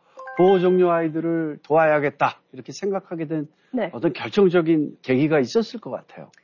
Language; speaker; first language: Korean; native; Korean